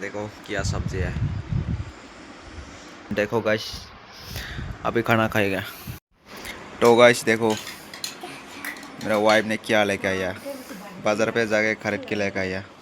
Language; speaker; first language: Hindi; non-native, local second language; Kok Borok